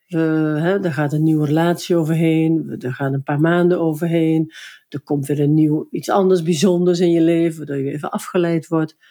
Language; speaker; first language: Dutch; native; Dutch